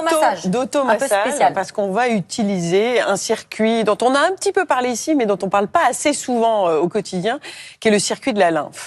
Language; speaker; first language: French; native; French